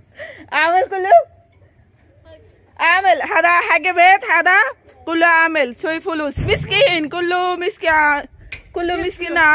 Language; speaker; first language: Arabic; non-native, learner; Bangla